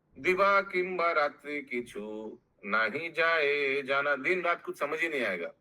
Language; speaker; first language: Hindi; non-native, local second language; Bangla